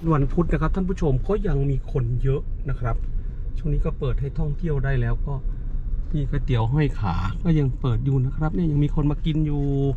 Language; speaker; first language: Thai; native; Thai